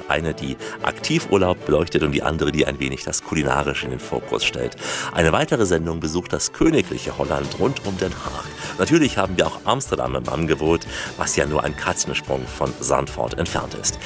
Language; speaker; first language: German; native; German